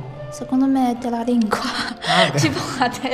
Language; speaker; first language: Italian; non-native, learner; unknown